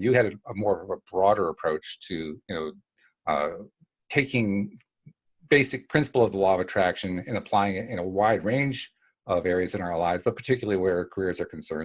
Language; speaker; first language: English; native; English